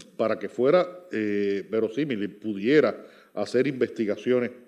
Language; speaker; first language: Spanish; native; Spanish